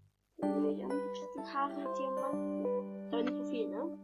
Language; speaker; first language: German; native; German